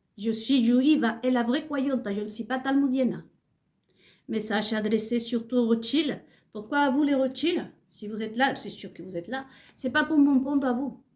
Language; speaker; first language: French; non-native, fluent; Spanish